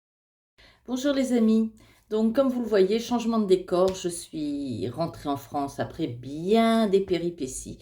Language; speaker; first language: French; native; French